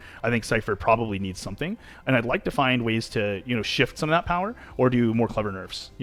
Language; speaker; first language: English; native; English